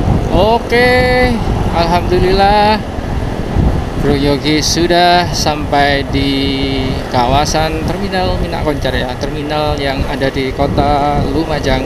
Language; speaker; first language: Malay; non-native, local second language; Javanese